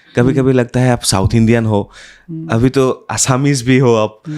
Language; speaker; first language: Hindi; non-native, local second language; Assamese